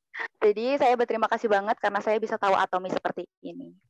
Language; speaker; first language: Indonesian; native; Indonesian